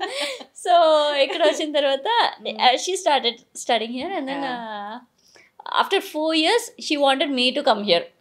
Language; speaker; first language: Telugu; non-native, learner; Malayalam